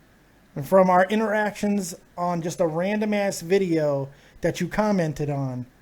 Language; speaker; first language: English; native; English